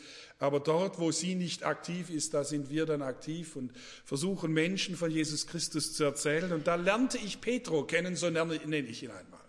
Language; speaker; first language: German; native; German